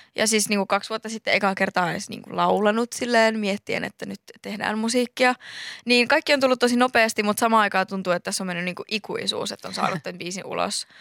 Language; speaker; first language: Finnish; early bilingual, other home language; Spanish